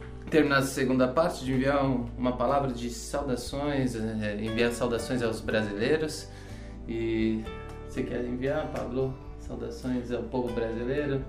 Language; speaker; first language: Portuguese; native; Portuguese